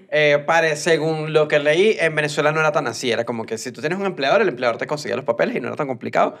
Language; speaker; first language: Spanish; native; Spanish